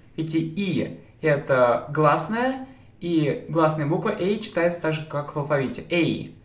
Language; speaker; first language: Russian; native; Russian